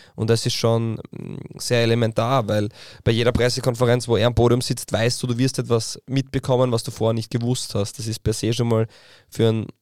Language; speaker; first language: German; native; German